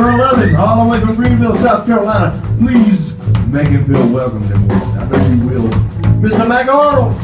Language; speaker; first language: English; native; English